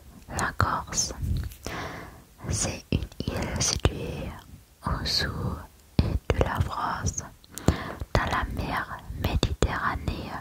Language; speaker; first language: French; non-native, learner; German